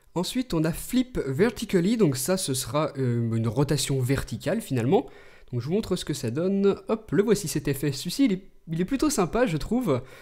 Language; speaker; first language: French; native; French